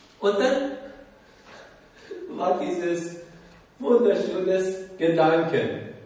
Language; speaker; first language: German; non-native, learner; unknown